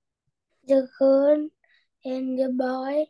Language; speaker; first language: English; non-native, learner; Vietnamese